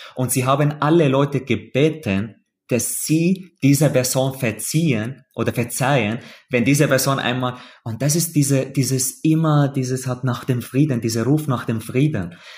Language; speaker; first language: German; non-native, fluent; Arabic